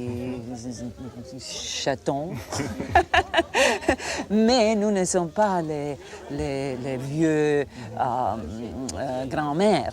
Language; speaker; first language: French; non-native, fluent; Croatian